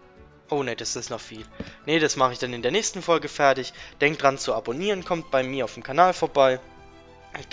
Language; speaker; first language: German; native; German